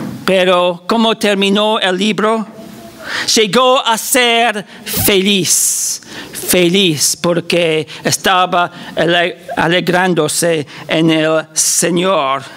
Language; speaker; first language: Spanish; non-native, fluent; English